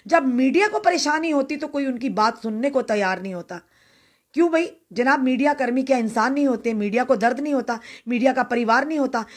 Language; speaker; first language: Hindi; native; Hindi